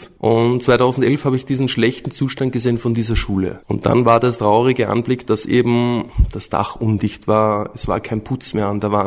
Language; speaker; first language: German; native; German